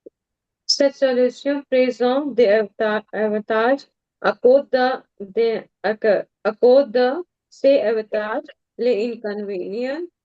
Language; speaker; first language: French; non-native, learner; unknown